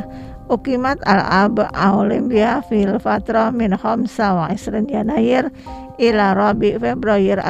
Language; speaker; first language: Arabic; non-native, fluent; Indonesian